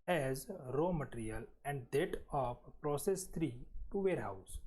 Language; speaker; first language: English; non-native, local second language; Gujarati